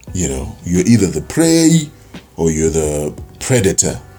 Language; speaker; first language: English; non-native, local second language; Zulu